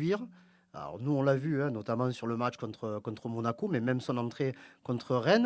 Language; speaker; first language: French; native; French